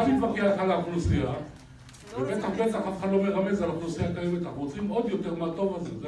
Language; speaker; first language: Hebrew; native; Hebrew